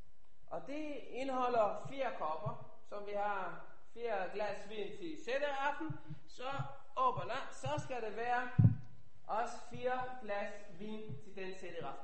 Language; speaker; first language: Danish; non-native, fluent; Hebrew